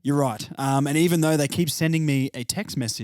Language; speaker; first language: English; native; English